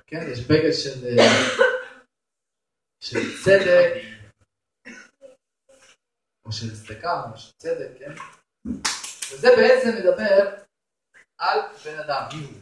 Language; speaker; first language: Hebrew; non-native, fluent; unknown